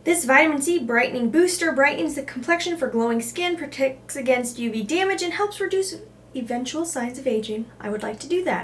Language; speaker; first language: English; native; English